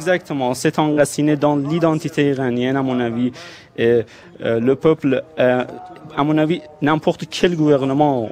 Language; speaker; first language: French; non-native, fluent; Persian